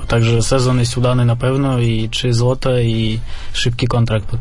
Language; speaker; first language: Polish; non-native, fluent; Russian